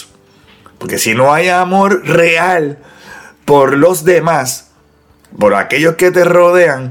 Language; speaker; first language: Spanish; native; Spanish